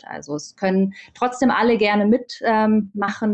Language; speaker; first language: German; native; German